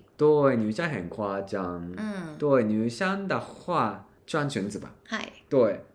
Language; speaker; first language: Chinese; non-native, fluent; Japanese